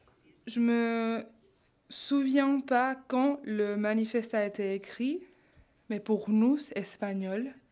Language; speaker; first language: French; non-native, fluent; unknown